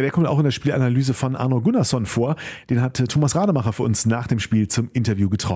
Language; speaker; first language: German; native; German